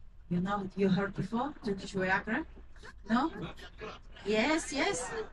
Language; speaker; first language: English; non-native, fluent; Turkish